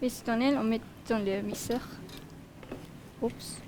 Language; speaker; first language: French; non-native, learner; Malay